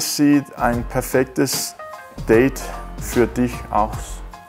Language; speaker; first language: German; non-native, learner; Danish